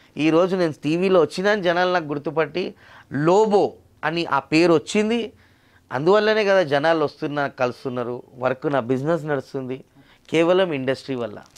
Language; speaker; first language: Telugu; non-native, local second language; Urdu